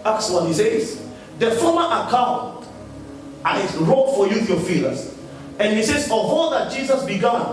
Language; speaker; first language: English; non-native, local second language; Swahili